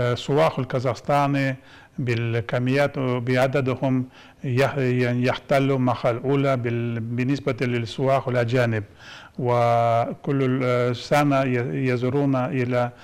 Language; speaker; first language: Arabic; non-native, fluent; Kazakh